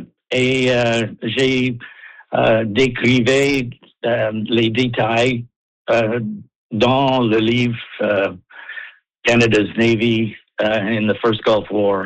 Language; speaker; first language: French; non-native, local second language; English